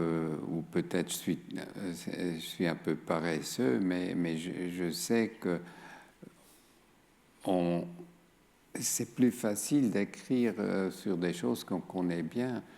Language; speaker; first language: French; non-native, fluent; German